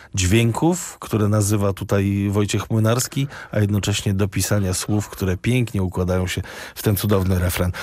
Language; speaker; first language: Polish; native; Polish